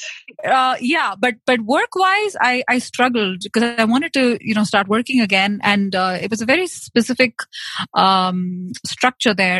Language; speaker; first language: English; non-native, local second language; Hindi